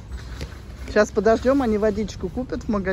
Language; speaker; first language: Russian; native; Russian